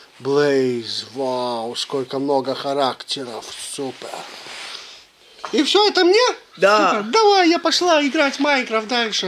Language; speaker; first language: Russian; early bilingual, heritage; Russian